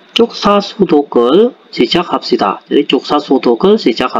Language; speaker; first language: Korean; non-native, fluent; Indonesian